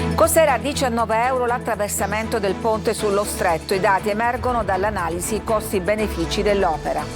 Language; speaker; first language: Italian; native; Italian